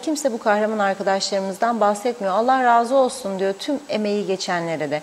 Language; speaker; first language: Turkish; native; Turkish